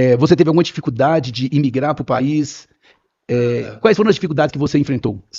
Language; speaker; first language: Portuguese; native; Portuguese